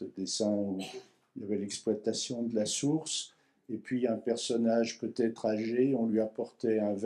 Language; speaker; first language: French; native; French